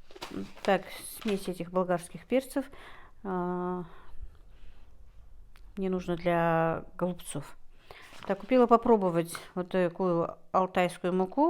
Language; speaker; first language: Russian; non-native, local second language; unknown